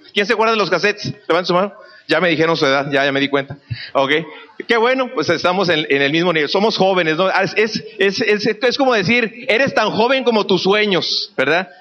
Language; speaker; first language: Spanish; native; Spanish